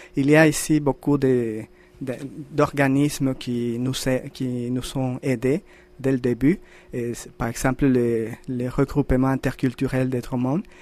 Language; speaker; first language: French; non-native, fluent; Spanish